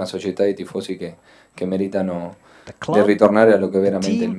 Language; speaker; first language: Italian; non-native, fluent; Spanish